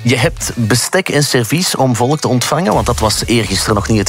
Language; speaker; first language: Dutch; native; Dutch